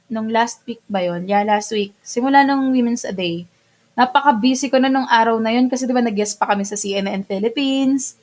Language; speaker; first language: Filipino; non-native, local second language; Bikol